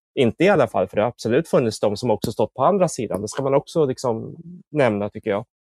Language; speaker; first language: Swedish; native; Swedish